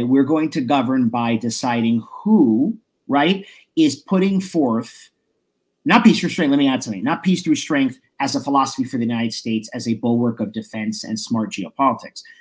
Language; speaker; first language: English; native; English